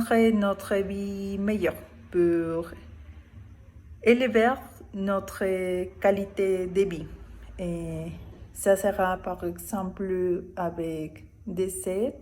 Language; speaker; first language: French; non-native, learner; Spanish